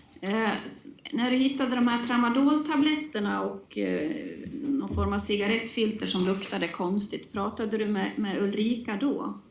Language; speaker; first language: Swedish; native; Swedish